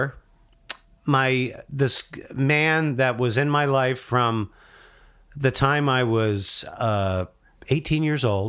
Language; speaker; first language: English; native; English